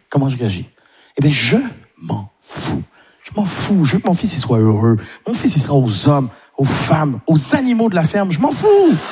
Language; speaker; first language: French; non-native, local second language; Haitian Creole